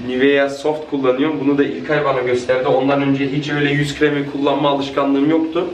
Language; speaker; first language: Turkish; early bilingual, heritage; Turkish